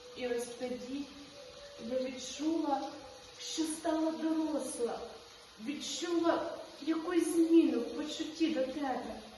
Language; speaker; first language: Ukrainian; native; Ukrainian